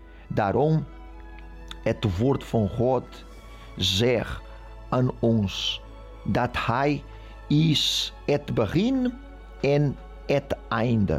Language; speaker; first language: Dutch; non-native, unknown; Portuguese